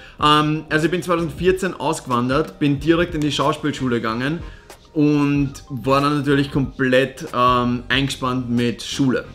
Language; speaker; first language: German; native; German